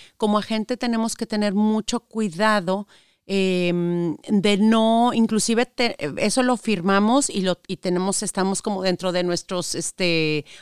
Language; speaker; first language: Spanish; native; Spanish